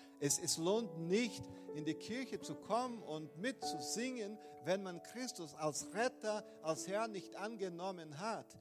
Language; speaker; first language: German; non-native, fluent; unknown